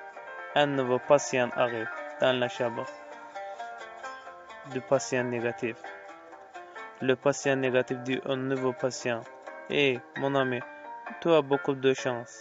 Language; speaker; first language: French; non-native, fluent; Azerbaijani